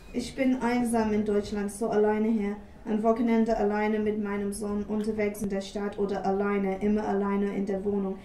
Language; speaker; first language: German; non-native, fluent; English